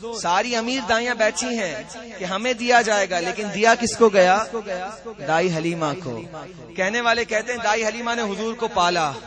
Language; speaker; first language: Urdu; non-native, local second language; Punjabi